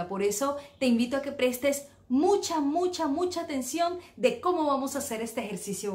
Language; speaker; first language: Spanish; native; Spanish